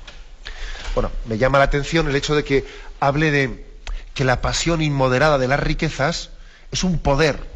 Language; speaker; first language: Spanish; native; Spanish